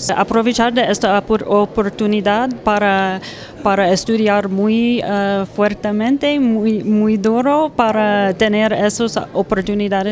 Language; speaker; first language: Spanish; non-native, fluent; English